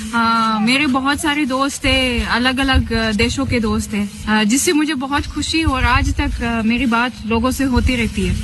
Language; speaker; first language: Hindi; non-native, fluent; Russian